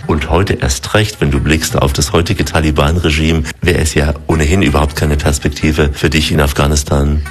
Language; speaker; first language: German; native; German